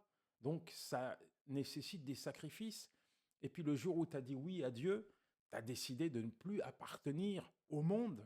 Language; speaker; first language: French; native; French